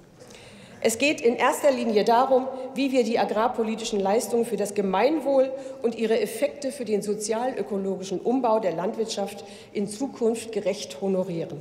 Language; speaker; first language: German; native; German